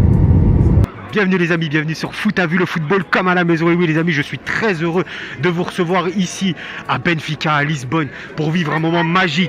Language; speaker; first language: French; native; French